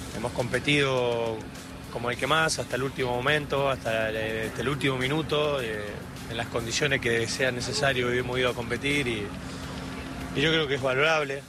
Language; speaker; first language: Spanish; native; Spanish